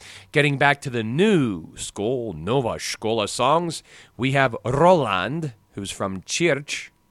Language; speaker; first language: English; native; English